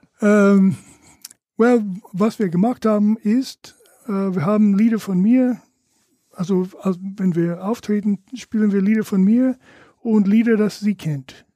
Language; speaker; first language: German; non-native, fluent; English